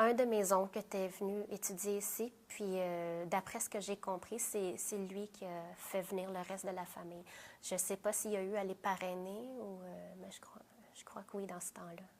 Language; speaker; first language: French; early bilingual, other home language; Vietnamese